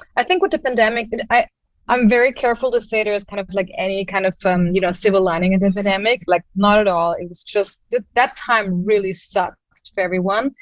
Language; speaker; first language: English; non-native, fluent; German